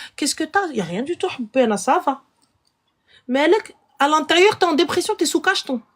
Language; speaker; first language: French; early bilingual, other home language; Arabic